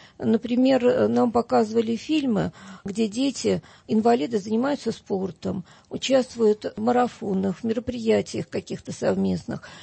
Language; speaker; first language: Russian; native; Russian